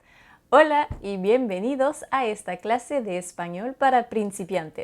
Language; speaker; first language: Spanish; non-native, fluent; French